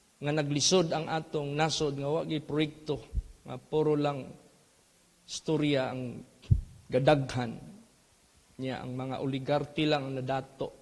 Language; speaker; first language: Cebuano; native; Cebuano